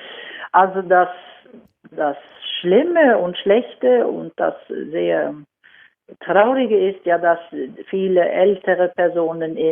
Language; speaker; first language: German; non-native, fluent; Swedish